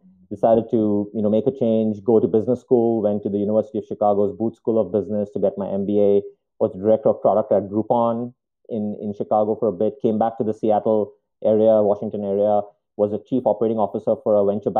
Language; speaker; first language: English; non-native, local second language; Hindi